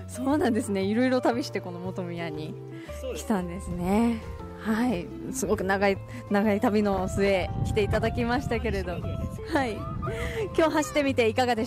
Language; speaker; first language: Japanese; native; Japanese